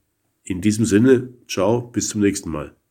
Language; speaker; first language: German; native; German